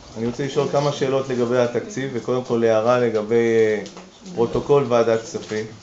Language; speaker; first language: Hebrew; native; Hebrew